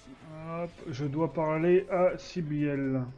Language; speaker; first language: French; native; French